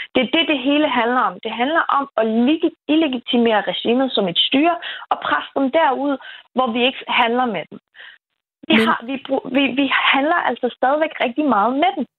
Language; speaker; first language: Danish; early bilingual, other home language; Kurdish